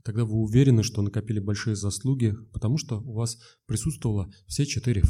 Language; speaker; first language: Russian; native; Russian